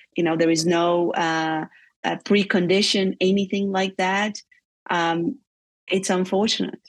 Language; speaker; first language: English; non-native, fluent; Portuguese